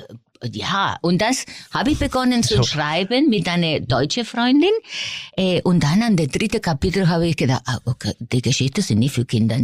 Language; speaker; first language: German; non-native, fluent; Spanish